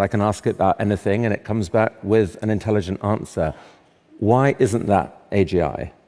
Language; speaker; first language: English; native; English